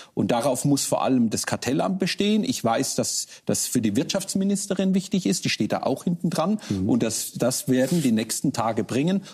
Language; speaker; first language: German; native; German